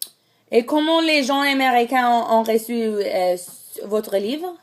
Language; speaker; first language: French; non-native, learner; English